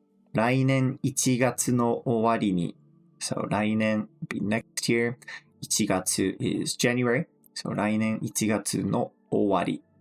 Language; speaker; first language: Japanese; non-native, fluent; English